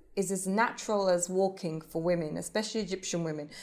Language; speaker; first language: English; native; English